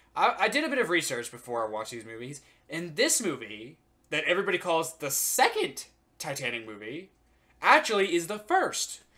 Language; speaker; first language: English; native; English